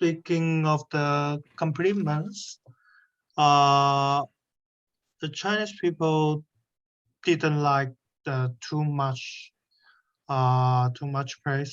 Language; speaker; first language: English; non-native, learner; Chinese